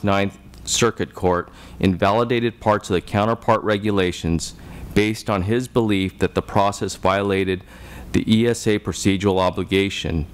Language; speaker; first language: English; native; English